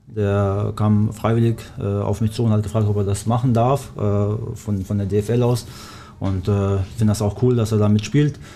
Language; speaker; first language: German; early bilingual, other home language; Albanian